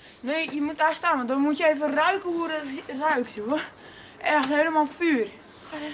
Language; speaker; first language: Dutch; native; Dutch